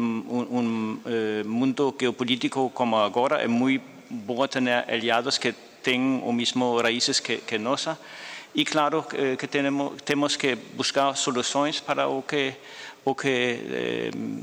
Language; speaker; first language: Portuguese; non-native, fluent; Danish